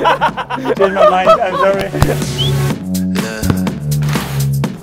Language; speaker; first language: English; non-native, fluent; Spanish